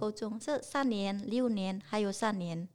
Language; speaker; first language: Chinese; non-native, learner; Indonesian